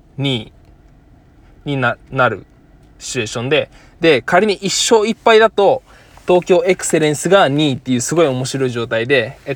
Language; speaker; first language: Japanese; native; Japanese